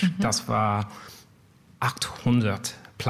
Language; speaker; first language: German; non-native, learner; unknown